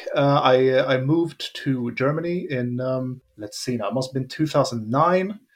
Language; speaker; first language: English; non-native, fluent; Swedish